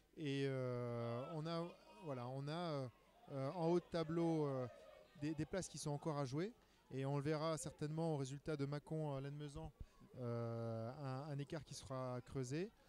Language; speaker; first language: French; native; French